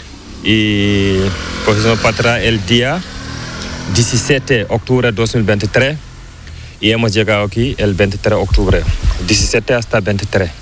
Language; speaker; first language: Spanish; non-native, learner; Fula